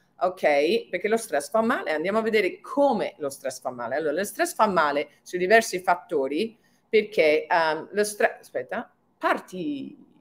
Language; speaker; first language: Italian; non-native, fluent; English